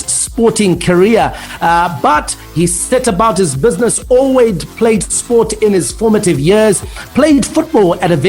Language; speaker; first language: English; native; English